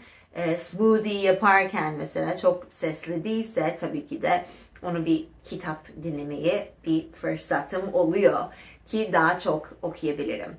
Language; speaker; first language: Turkish; non-native, fluent; English